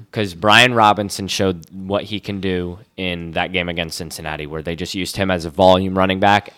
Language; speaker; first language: English; native; English